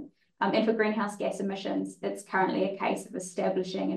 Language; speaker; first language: English; native; English